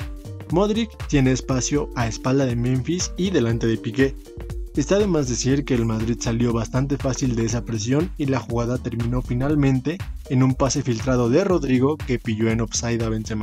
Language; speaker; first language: Spanish; native; Spanish